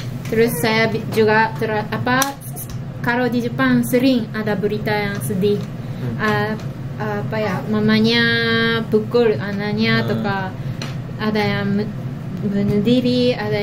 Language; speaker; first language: Indonesian; non-native, learner; Japanese